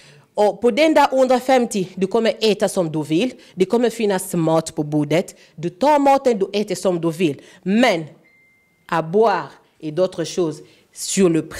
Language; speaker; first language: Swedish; non-native, fluent; Lingala